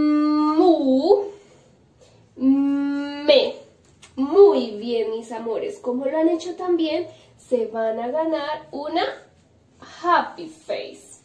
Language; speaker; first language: Spanish; native; Spanish